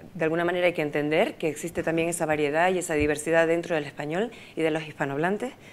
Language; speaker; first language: Spanish; native; Spanish